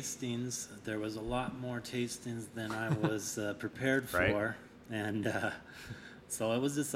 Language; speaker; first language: English; native; English